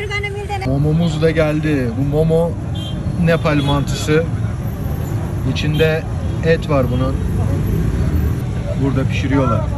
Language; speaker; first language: Turkish; native; Turkish